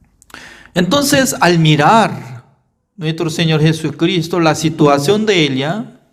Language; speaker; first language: Spanish; non-native, fluent; Korean